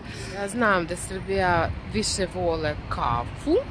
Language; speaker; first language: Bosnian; non-native, learner; Russian